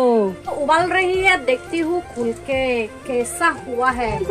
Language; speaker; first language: Hindi; non-native, local second language; Chakma